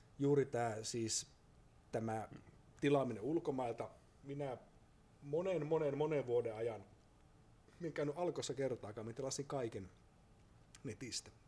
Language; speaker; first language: Finnish; native; Finnish